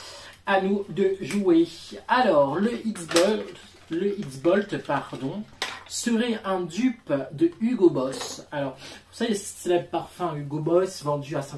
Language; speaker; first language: French; native; French